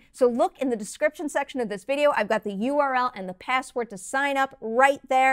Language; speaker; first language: English; native; English